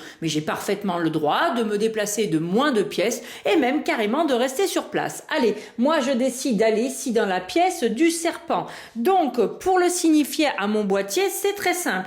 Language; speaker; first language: French; native; French